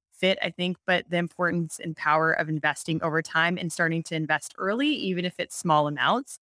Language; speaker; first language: English; native; English